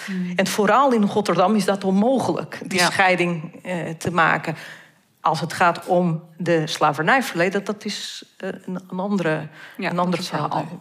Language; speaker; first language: Dutch; non-native, fluent; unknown